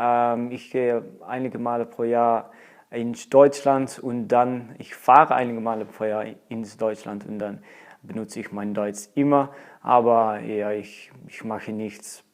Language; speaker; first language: German; non-native, learner; Dutch